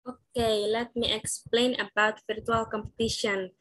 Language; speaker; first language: English; non-native, fluent; Indonesian